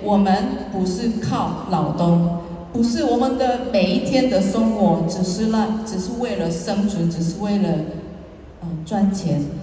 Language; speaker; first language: Chinese; non-native, fluent; Korean